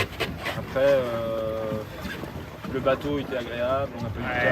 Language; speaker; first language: French; native; French